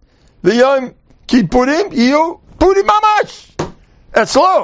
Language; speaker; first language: Hebrew; non-native, fluent; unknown